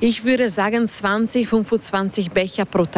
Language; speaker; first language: German; non-native, fluent; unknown